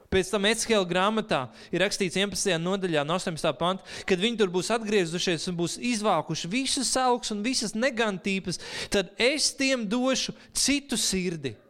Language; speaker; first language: Latvian; native; Latvian